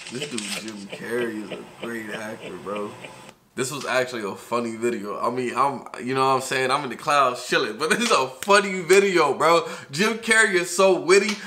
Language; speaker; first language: English; native; English